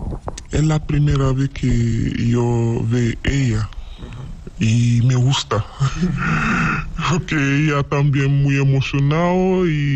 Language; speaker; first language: Spanish; non-native, learner; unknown